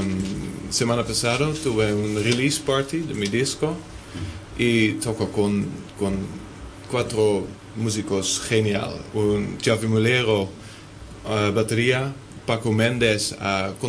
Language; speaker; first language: Spanish; non-native, learner; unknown